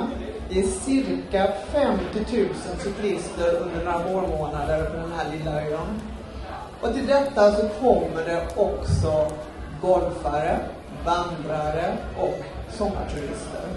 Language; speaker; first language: Swedish; native; Swedish